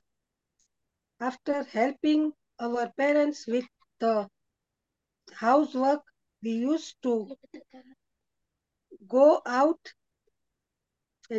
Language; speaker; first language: English; non-native, local second language; Gujarati